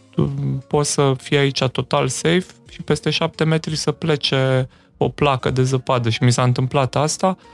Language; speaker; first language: Romanian; native; Romanian